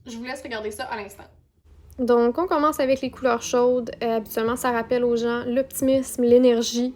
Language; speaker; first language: French; native; French